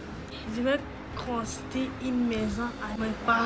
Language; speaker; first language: French; non-native, learner; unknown